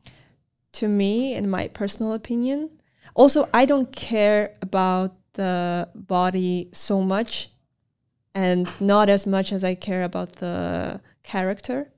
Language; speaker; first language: English; non-native, fluent; Polish